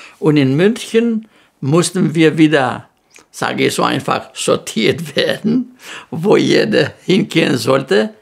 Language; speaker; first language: German; non-native, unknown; Greek